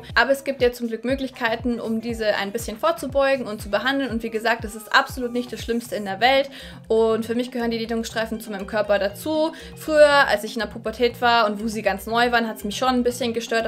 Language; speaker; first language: German; native; German